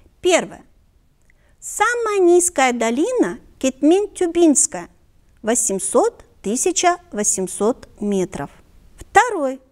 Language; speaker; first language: Russian; non-native, local second language; Kyrgyz